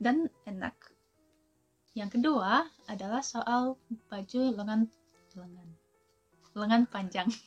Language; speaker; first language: Indonesian; non-native, fluent; Russian